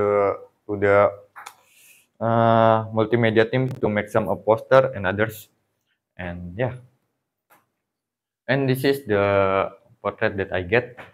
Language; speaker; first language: English; non-native, learner; Indonesian